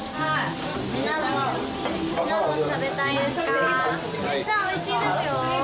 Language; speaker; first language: Japanese; non-native, learner; Korean